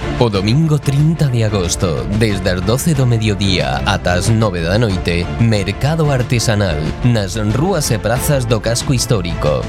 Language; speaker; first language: Galician; native; Galician